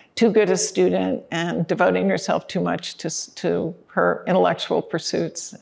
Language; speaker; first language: English; native; English